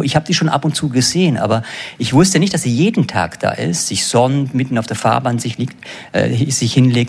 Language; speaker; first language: German; native; German